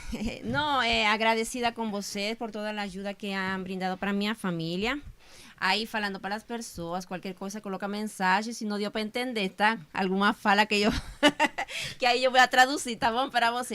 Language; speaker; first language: Portuguese; non-native, fluent; Spanish